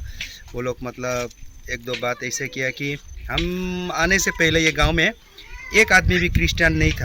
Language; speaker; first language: Hindi; non-native, local second language; Nepali